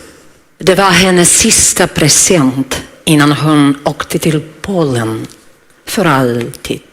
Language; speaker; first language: Swedish; non-native, learner; Ukrainian